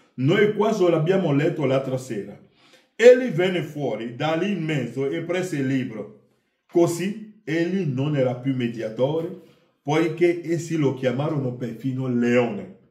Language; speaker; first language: Italian; non-native, fluent; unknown